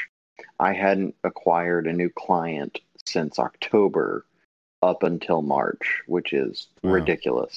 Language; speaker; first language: English; native; English